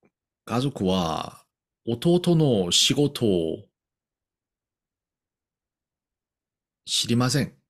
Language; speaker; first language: Japanese; non-native, learner; Korean